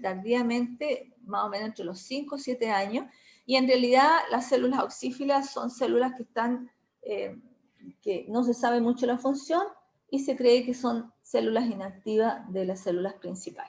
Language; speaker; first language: Spanish; native; Spanish